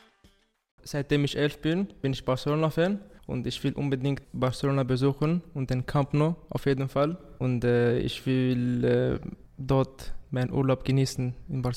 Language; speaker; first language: German; non-native, fluent; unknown